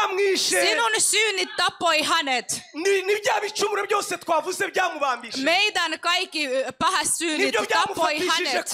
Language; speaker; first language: Finnish; non-native, fluent; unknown